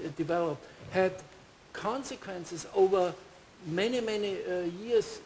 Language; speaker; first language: English; non-native, fluent; German